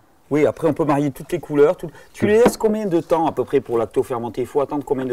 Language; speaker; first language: French; native; French